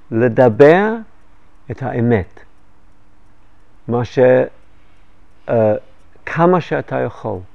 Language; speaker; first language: Hebrew; non-native, fluent; English